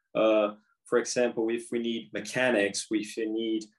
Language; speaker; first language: English; non-native, fluent; Portuguese